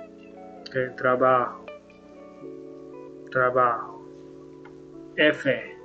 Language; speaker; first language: Spanish; non-native, learner; English